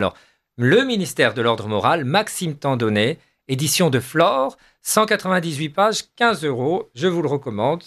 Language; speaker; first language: French; native; French